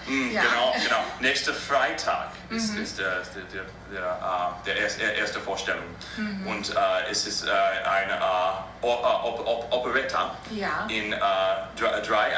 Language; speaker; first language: German; non-native, fluent; English